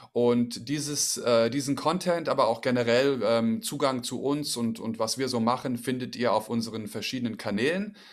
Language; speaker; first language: German; native; German